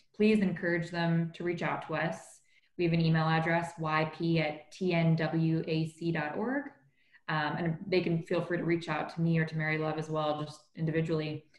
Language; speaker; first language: English; native; English